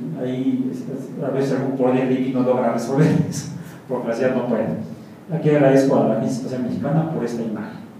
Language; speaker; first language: Spanish; native; Spanish